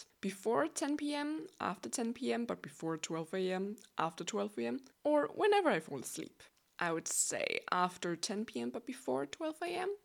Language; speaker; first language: English; non-native, fluent; Danish